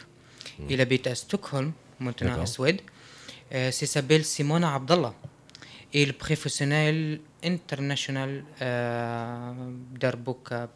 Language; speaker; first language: French; non-native, learner; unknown